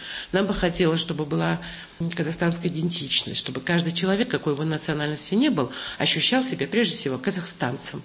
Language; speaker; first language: Russian; non-native, local second language; Kazakh